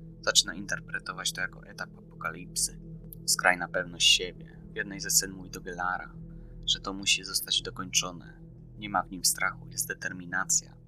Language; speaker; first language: Polish; native; Polish